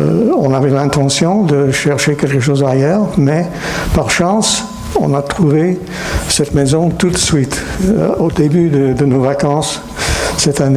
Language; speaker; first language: French; non-native, fluent; English